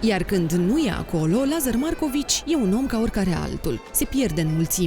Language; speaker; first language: Romanian; native; Romanian